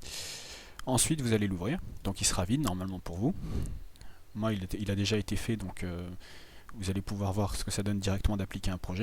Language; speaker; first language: French; native; French